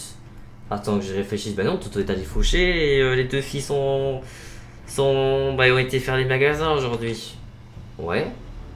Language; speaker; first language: French; native; French